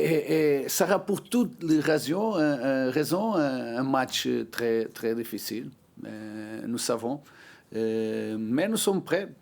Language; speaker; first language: French; non-native, learner; Portuguese